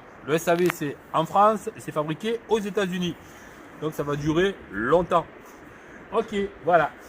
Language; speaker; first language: French; native; French